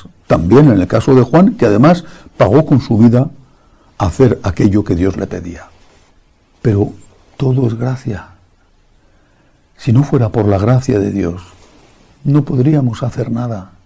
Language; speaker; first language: Spanish; native; Spanish